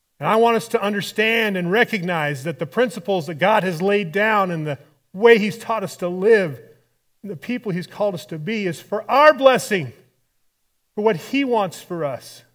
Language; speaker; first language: English; native; English